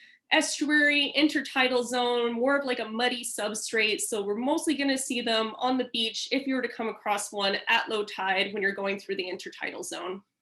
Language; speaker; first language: English; native; English